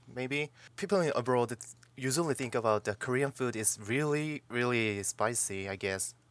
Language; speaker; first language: English; non-native, learner; Korean